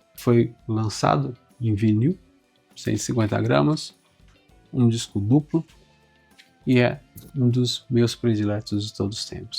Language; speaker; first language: Portuguese; native; Portuguese